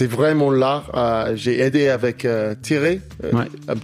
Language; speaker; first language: French; non-native, fluent; English